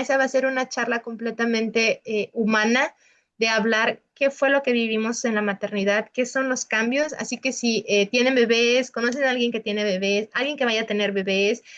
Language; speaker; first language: Spanish; native; Spanish